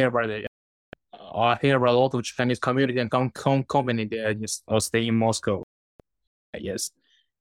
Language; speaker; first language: English; non-native, learner; Chinese